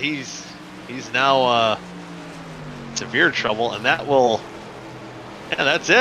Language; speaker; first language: English; native; English